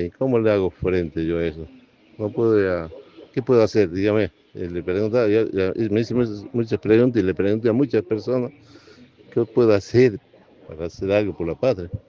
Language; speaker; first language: Spanish; native; Spanish